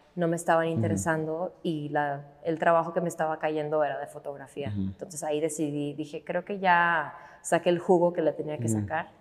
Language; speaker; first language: Spanish; non-native, fluent; English